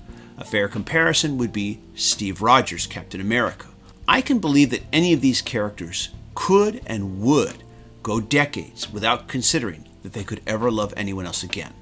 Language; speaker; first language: English; native; English